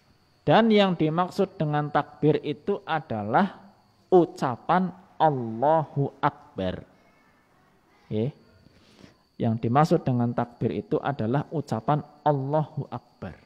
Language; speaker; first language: Indonesian; non-native, local second language; Javanese